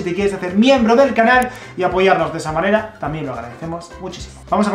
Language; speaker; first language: Spanish; native; Spanish